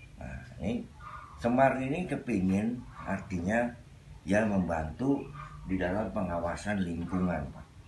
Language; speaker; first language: Indonesian; non-native, local second language; Javanese